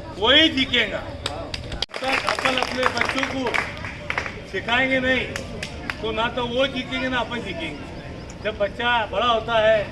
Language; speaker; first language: Hindi; non-native, local second language; Marathi